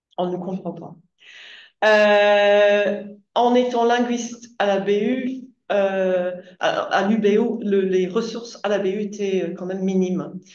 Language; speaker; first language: French; non-native, fluent; English